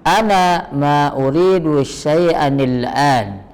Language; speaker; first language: Arabic; non-native, fluent; Indonesian